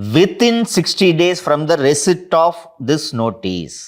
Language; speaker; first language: English; non-native, local second language; Tamil